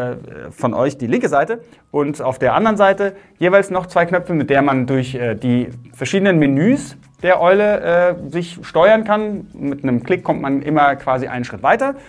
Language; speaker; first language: German; native; German